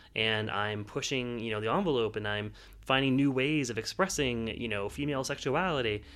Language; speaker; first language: English; native; English